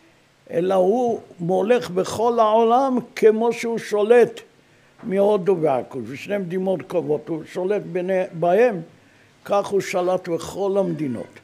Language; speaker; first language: Hebrew; non-native, fluent; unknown